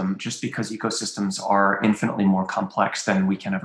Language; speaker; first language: English; native; English